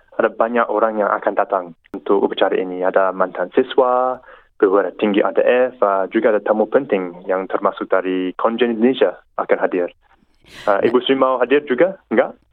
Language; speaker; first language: Indonesian; non-native, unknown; English